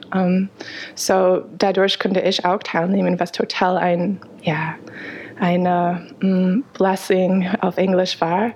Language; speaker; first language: German; non-native, fluent; English